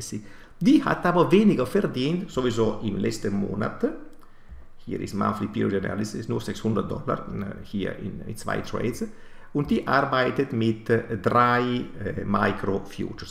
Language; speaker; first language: German; non-native, fluent; Italian